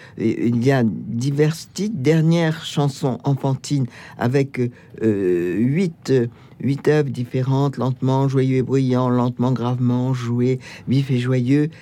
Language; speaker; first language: French; native; French